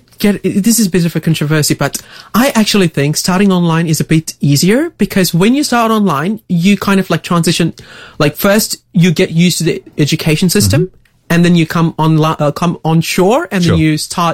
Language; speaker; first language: English; non-native, local second language; Tamil